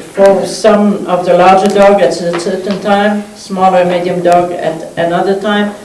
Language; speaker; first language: English; non-native, fluent; French